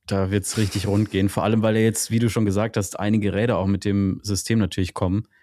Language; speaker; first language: German; native; German